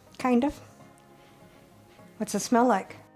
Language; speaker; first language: English; native; English